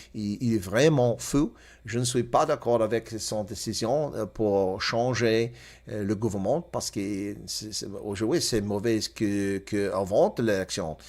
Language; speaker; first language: French; non-native, learner; English